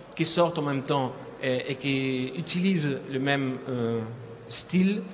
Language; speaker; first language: French; non-native, fluent; Spanish